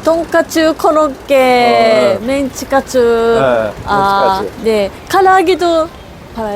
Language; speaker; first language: Korean; non-native, learner; Japanese